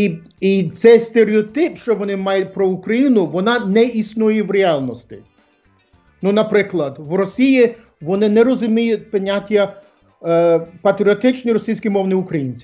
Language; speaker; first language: Ukrainian; early bilingual, heritage; English